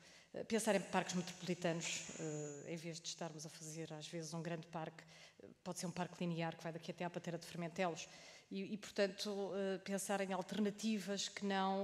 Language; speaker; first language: Portuguese; native; Portuguese